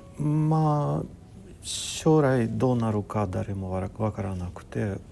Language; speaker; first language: Japanese; non-native, fluent; Russian